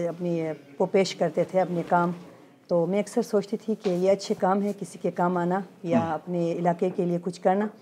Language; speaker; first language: Urdu; non-native, local second language; Khowar